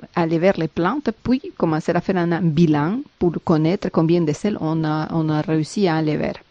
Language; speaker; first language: French; non-native, fluent; Spanish